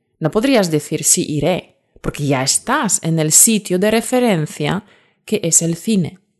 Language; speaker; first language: Spanish; non-native, fluent; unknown